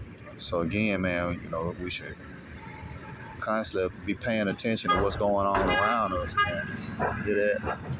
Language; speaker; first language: English; native; English